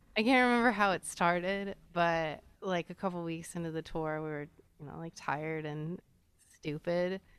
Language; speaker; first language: English; native; English